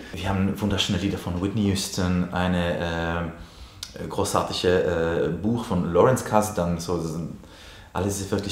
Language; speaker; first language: German; non-native, learner; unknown